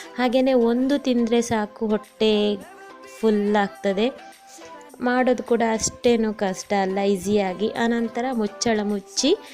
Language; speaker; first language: Kannada; non-native, local second language; Tulu